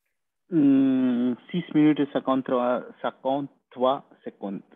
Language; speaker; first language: French; non-native, learner; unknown